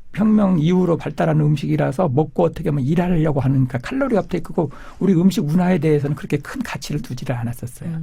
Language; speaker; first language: Korean; native; Korean